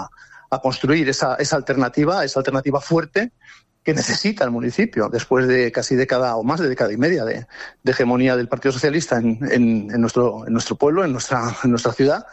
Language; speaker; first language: Spanish; native; Spanish